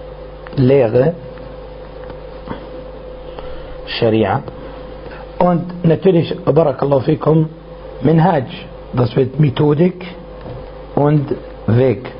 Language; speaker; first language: German; non-native, fluent; Arabic